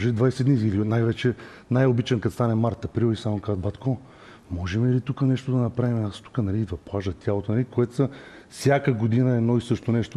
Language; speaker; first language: Bulgarian; native; Bulgarian